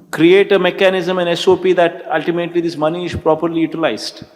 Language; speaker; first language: English; non-native, local second language; Telugu